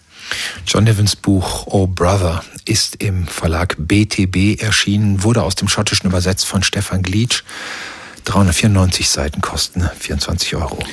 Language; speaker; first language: German; native; German